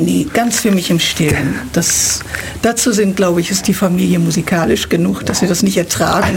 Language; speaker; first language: German; native; German